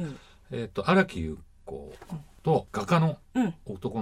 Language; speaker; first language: Japanese; native; Japanese